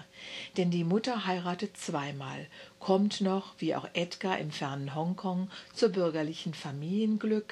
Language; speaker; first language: German; native; German